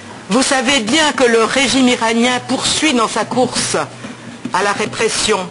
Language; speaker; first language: French; native; French